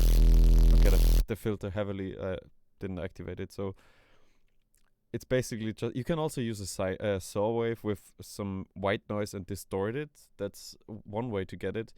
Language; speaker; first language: English; non-native, fluent; German